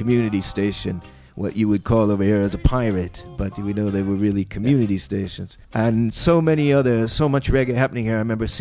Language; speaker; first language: English; native; English